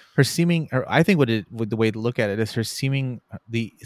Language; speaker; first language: English; native; English